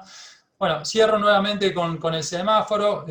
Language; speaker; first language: Spanish; native; Spanish